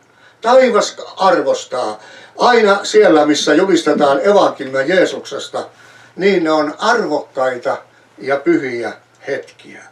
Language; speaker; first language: Finnish; native; Finnish